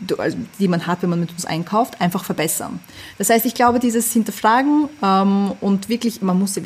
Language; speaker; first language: German; early bilingual, other home language; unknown